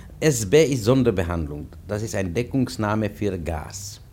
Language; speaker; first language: German; non-native, fluent; Czech